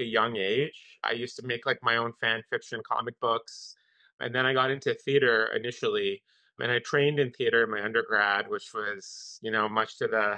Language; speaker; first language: English; non-native, local second language; Urdu